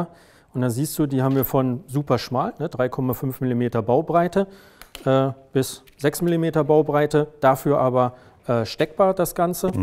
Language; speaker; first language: German; native; German